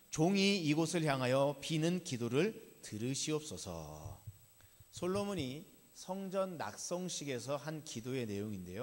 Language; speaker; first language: Korean; native; Korean